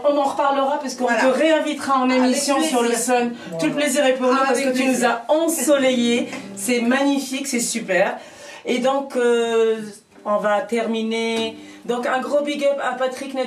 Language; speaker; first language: French; native; French